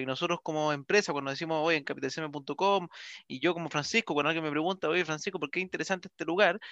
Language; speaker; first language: Spanish; native; Spanish